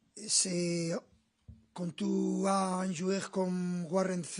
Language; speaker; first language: French; non-native, learner; Spanish